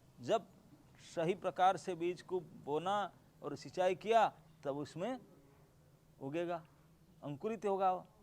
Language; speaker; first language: Hindi; non-native, local second language; Bangla